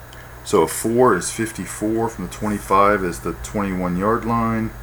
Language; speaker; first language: English; native; English